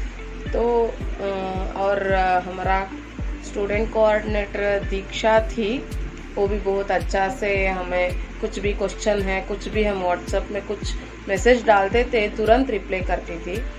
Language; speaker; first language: Hindi; non-native, local second language; Kannada